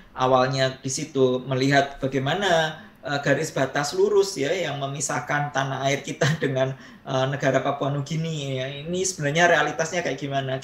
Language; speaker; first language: Indonesian; native; Indonesian